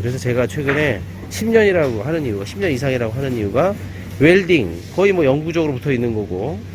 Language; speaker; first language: Korean; native; Korean